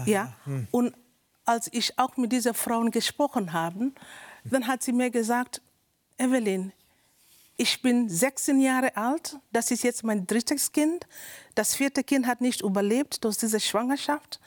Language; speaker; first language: German; non-native, learner; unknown